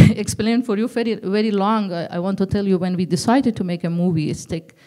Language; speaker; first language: English; non-native, learner; Persian